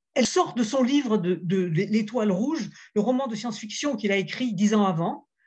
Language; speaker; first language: French; native; French